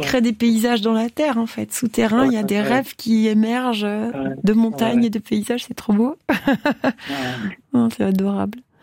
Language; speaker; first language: French; native; French